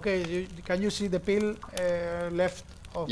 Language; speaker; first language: English; non-native, learner; Spanish